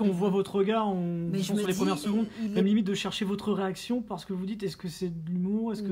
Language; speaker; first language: French; native; French